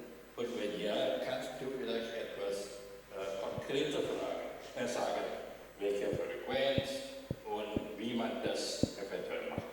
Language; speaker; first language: German; non-native, fluent; Indonesian